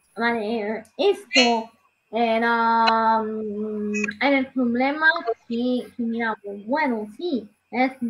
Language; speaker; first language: Spanish; non-native, learner; Italian